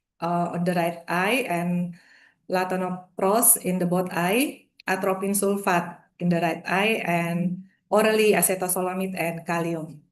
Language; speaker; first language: English; non-native, learner; Indonesian